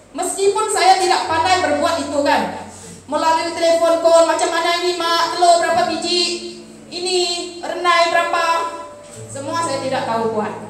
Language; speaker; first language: Malay; non-native, local second language; Iban